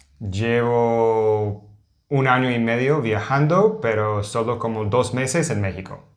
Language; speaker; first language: Spanish; non-native, learner; English